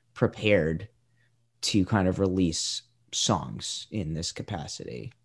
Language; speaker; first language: English; native; English